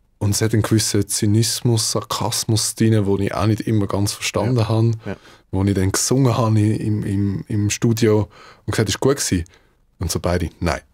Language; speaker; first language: German; early bilingual, other home language; Dutch